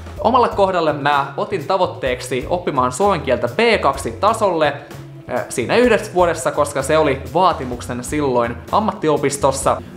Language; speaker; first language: Finnish; non-native, fluent; Russian